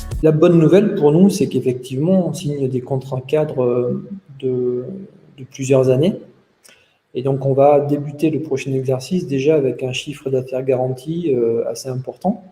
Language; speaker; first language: French; native; French